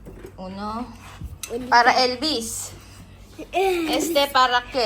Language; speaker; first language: Spanish; non-native, learner; Filipino